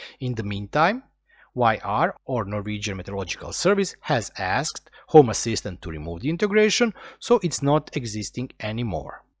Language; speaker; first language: English; non-native, fluent; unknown